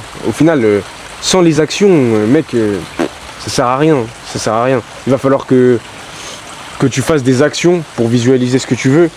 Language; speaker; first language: French; native; French